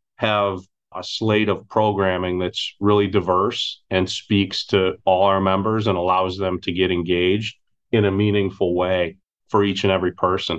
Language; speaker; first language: English; native; English